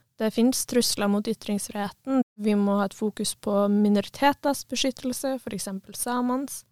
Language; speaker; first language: Norwegian; native; Norwegian